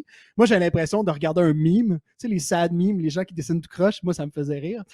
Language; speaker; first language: French; native; French